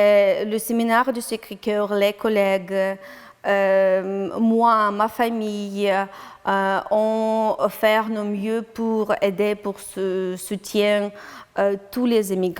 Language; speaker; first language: French; non-native, learner; Ukrainian